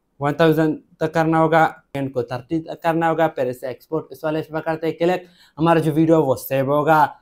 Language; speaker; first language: Hindi; native; Hindi